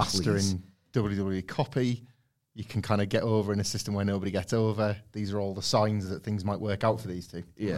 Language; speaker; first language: English; native; English